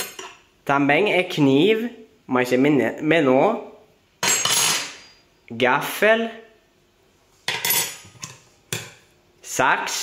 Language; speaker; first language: Portuguese; non-native, fluent; Swedish